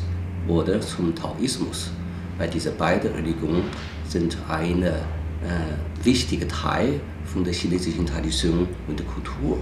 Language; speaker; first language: German; non-native, fluent; Chinese